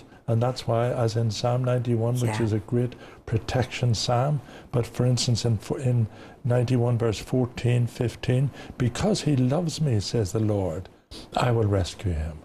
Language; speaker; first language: English; native; English